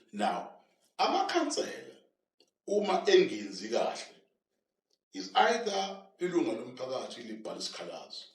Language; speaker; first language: Zulu; native; Zulu